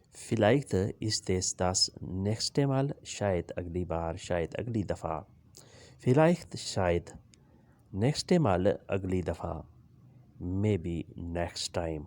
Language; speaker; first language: Urdu; native; Urdu